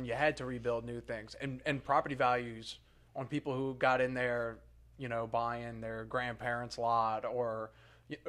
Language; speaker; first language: English; native; English